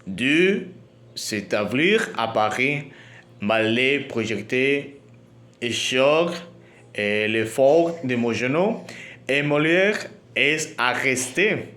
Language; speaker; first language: French; non-native, learner; Spanish